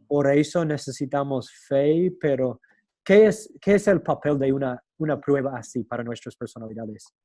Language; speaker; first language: Spanish; non-native, learner; English